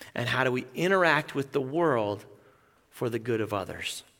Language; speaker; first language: English; native; English